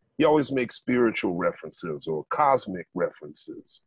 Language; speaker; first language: English; native; English